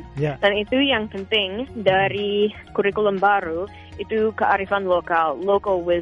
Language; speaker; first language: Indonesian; non-native, fluent; English